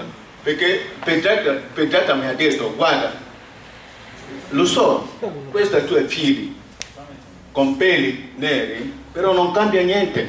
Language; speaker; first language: Italian; non-native, learner; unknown